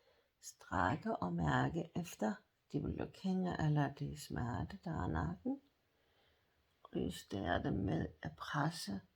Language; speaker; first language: Danish; non-native, fluent; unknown